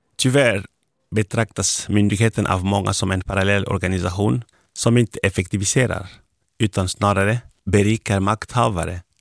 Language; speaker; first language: Swedish; non-native, fluent; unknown